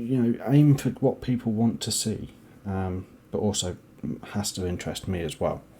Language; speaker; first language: English; native; English